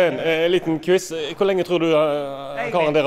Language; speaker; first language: Norwegian; native; Norwegian